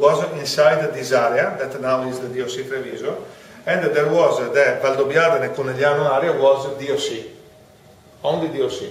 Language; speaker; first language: English; non-native, fluent; Italian